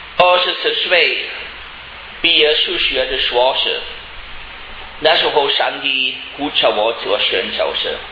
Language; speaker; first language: Chinese; non-native, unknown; German